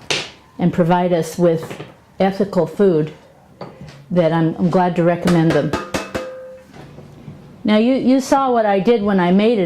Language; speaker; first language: English; native; English